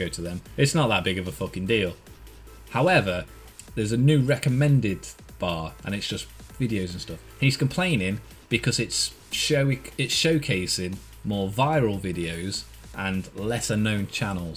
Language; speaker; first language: English; native; English